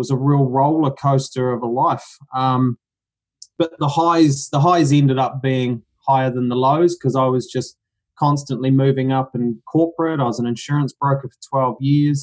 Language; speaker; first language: English; native; English